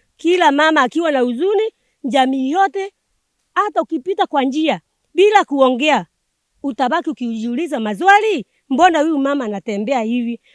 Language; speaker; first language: Swahili; non-native, local second language; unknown